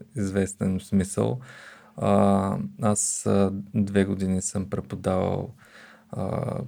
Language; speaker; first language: Bulgarian; native; Bulgarian